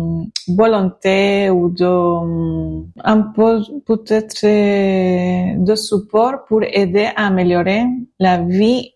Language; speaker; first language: French; non-native, learner; Spanish